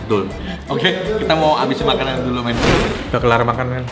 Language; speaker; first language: Indonesian; native; Indonesian